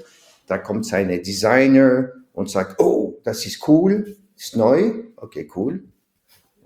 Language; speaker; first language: German; non-native, fluent; French